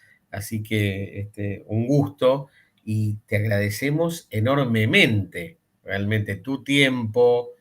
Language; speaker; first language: Spanish; native; Spanish